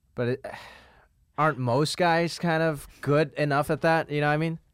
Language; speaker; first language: English; non-native, local second language; Cantonese